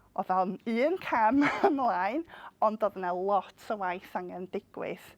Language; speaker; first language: Welsh; non-native, local second language; English